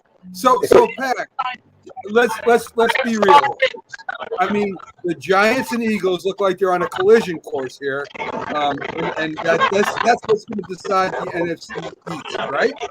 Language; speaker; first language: English; native; English